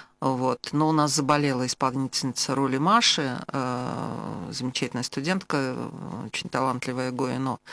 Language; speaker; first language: Russian; native; Russian